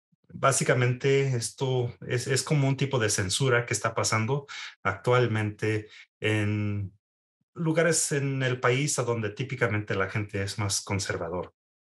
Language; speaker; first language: Spanish; early bilingual, heritage; Spanish